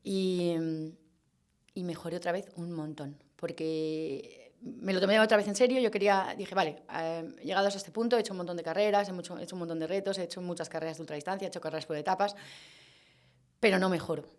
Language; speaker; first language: Spanish; native; Spanish